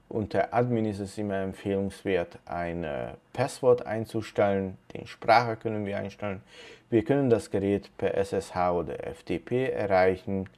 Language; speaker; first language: German; non-native, fluent; Hungarian